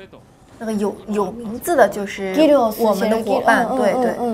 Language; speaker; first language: Chinese; native; Chinese